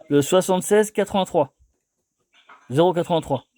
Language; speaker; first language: French; native; French